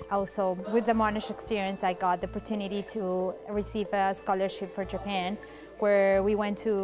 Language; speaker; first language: English; non-native, fluent; Spanish